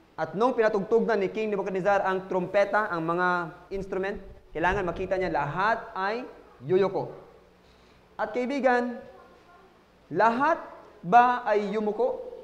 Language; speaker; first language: Filipino; non-native, local second language; Cebuano